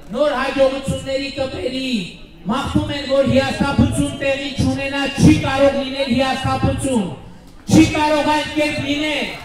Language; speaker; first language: Armenian; native; Armenian